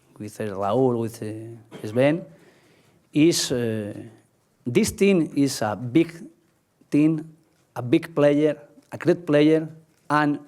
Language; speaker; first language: English; non-native, learner; Spanish